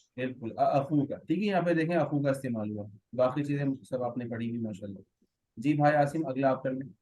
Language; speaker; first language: Urdu; native; Urdu